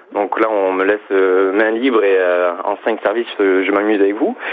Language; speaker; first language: French; native; French